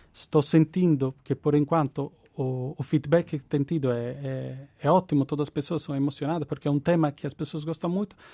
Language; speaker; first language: Portuguese; non-native, fluent; Italian